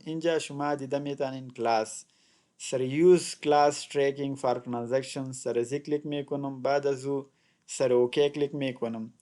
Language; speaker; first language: Persian; non-native, local second language; Pashto